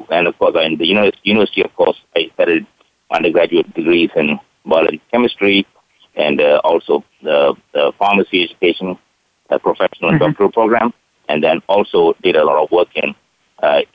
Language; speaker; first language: English; non-native, local second language; Tamil